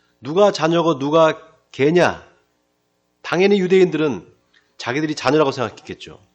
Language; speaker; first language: Korean; native; Korean